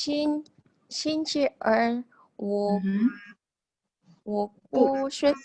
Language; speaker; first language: Chinese; non-native, learner; Indonesian